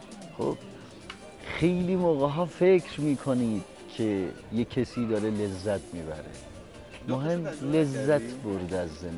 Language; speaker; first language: Persian; native; Persian